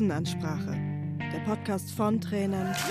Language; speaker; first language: German; native; German